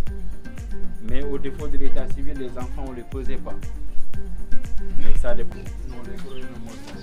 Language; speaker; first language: French; non-native, local second language; Wolof